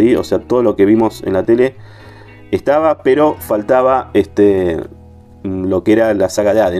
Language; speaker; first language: Spanish; native; Spanish